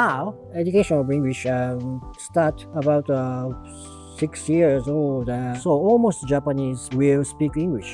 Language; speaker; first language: English; non-native, learner; Japanese